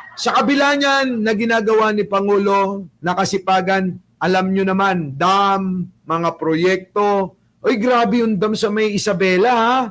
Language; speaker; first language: Filipino; non-native, local second language; Pangasinan